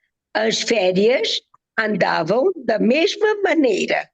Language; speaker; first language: Portuguese; non-native, fluent; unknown